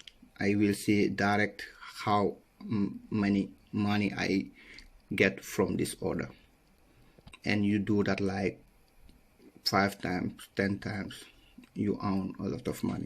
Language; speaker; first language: English; non-native, learner; Wolof